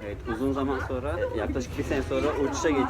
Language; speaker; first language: Turkish; native; Turkish